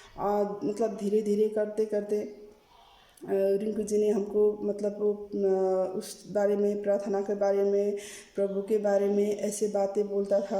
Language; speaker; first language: Hindi; non-native, learner; Nepali